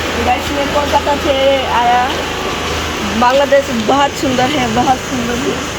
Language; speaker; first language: Hindi; non-native, learner; Bangla